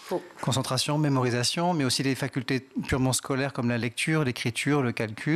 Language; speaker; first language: French; native; French